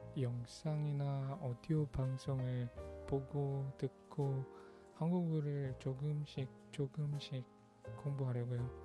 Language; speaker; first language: Korean; non-native, learner; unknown